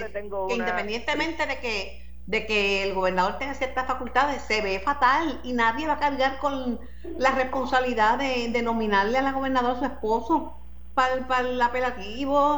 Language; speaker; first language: Spanish; native; Spanish